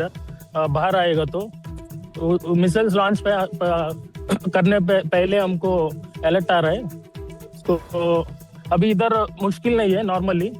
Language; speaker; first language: Hindi; non-native, local second language; Telugu